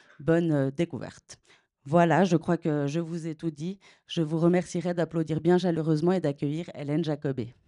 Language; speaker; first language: French; native; French